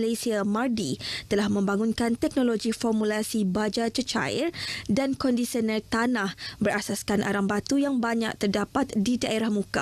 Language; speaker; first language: Malay; native; Malay